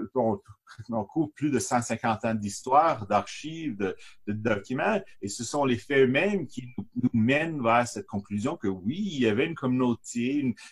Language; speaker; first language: French; native; French